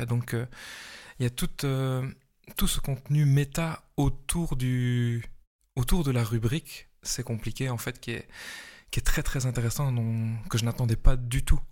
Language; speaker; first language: French; native; French